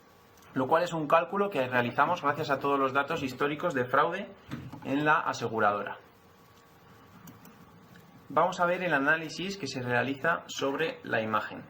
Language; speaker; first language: Spanish; native; Spanish